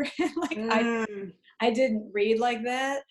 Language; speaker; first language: English; native; English